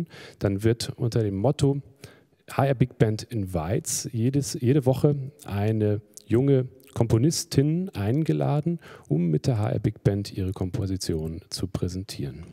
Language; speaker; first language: German; native; German